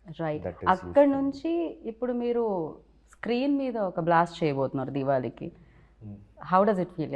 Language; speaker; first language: Telugu; native; Telugu